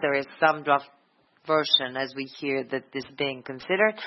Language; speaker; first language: English; non-native, fluent; Ukrainian